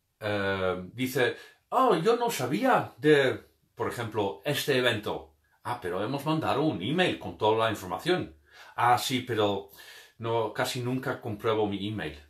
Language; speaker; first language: Spanish; non-native, fluent; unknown